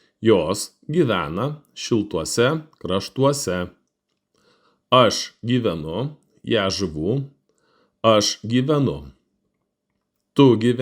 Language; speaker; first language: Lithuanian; non-native, fluent; Russian